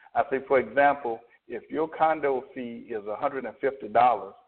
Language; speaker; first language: English; native; English